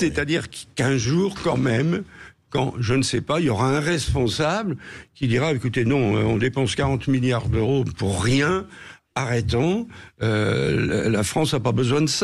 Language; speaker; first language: French; native; French